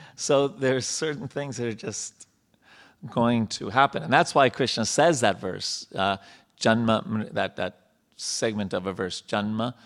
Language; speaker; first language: English; native; English